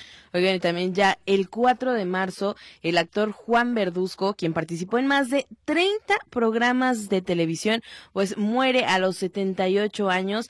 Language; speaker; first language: Spanish; native; Spanish